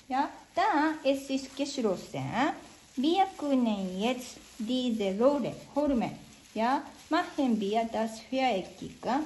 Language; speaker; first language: German; non-native, learner; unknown